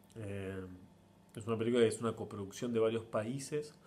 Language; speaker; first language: Spanish; native; Spanish